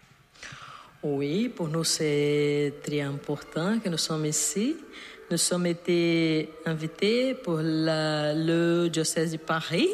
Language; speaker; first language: French; non-native, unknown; Portuguese